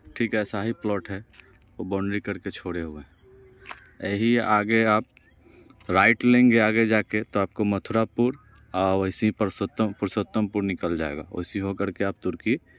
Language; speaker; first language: Hindi; native; Hindi